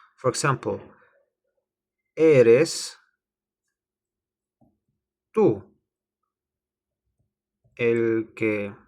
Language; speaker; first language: Spanish; non-native, learner; English